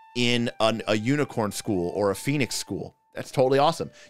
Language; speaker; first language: English; native; English